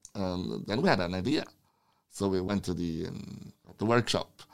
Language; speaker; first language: English; non-native, fluent; Swedish